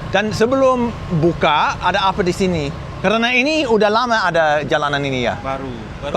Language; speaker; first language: Indonesian; non-native, learner; English